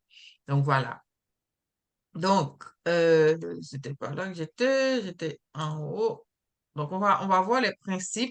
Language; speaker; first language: French; native; French